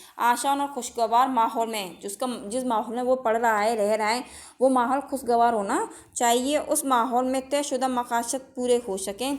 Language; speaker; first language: Urdu; native; Urdu